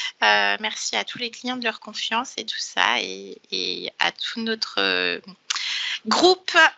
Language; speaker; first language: French; native; French